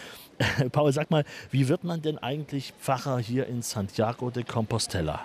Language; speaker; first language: German; native; German